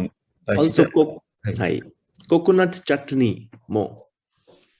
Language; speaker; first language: Japanese; non-native, learner; Hindi